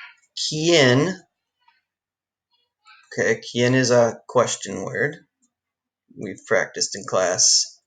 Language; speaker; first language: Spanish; non-native, fluent; English